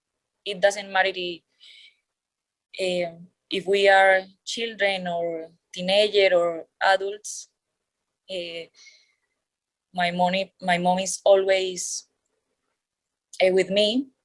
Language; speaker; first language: English; non-native, learner; Spanish